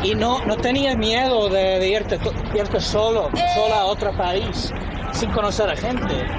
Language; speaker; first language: Spanish; non-native, fluent; English